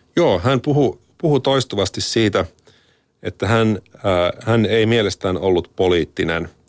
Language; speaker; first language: Finnish; native; Finnish